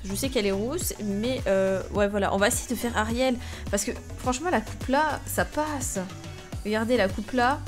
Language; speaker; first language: French; native; French